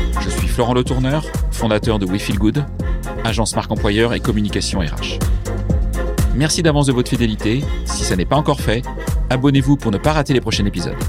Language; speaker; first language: French; native; French